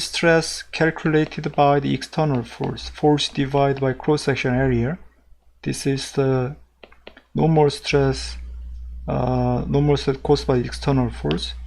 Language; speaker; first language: English; non-native, fluent; Korean